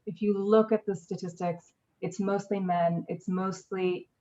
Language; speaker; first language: English; native; English